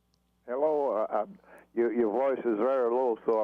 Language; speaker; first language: English; native; English